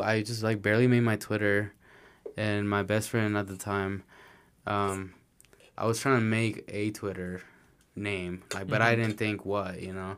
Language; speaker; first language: English; non-native, fluent; Spanish